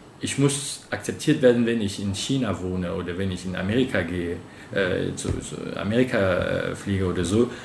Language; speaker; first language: German; non-native, fluent; French